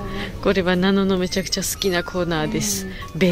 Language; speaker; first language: Japanese; non-native, learner; Georgian